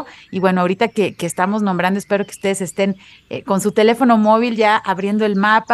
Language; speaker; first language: Spanish; native; Spanish